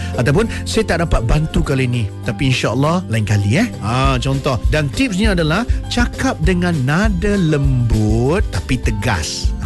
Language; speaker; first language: Malay; native; Malay